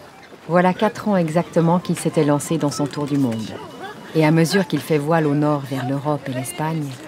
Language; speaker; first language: French; native; French